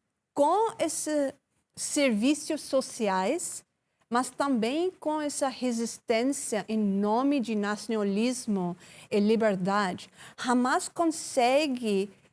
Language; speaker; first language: Portuguese; non-native, learner; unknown